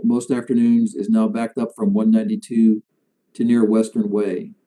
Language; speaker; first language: English; native; English